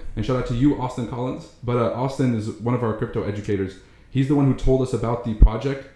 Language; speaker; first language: English; early bilingual, other home language; Arabic